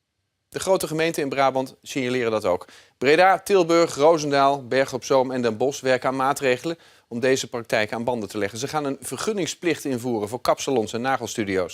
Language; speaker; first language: Dutch; native; Dutch